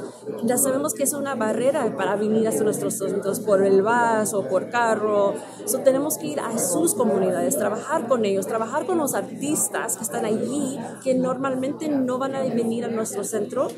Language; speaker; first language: Spanish; early bilingual, heritage; Spanish